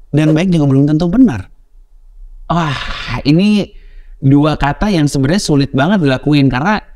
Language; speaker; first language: Indonesian; native; Indonesian